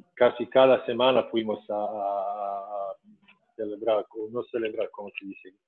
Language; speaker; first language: Spanish; non-native, fluent; Serbian